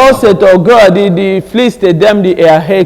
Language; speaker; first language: Danish; non-native, learner; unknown